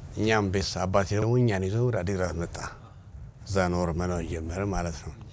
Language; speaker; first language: Amharic; non-native, local second language; Tigrinya